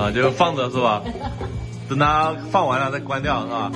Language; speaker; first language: Chinese; native; Chinese